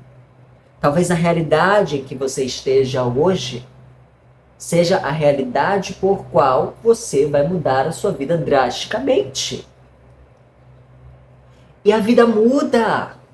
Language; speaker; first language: Portuguese; native; Portuguese